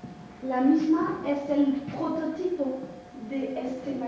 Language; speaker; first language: Spanish; non-native, learner; French